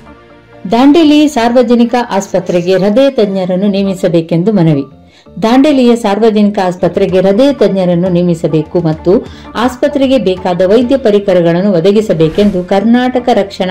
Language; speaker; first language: Kannada; native; Kannada